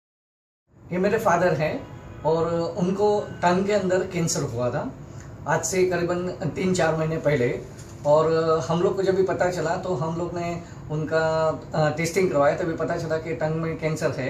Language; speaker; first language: Hindi; native; Hindi